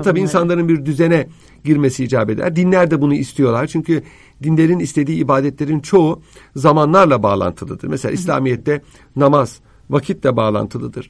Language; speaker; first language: Turkish; native; Turkish